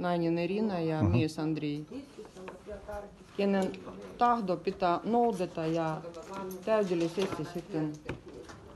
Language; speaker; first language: Finnish; non-native, learner; Russian